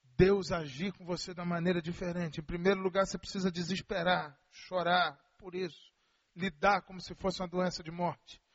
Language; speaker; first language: Portuguese; native; Portuguese